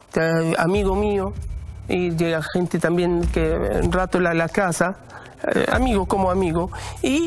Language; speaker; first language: Spanish; non-native, learner; Arabic